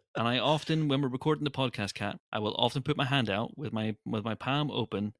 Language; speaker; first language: English; native; English